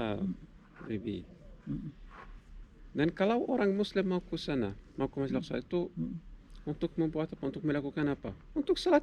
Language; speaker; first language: Indonesian; non-native, learner; Arabic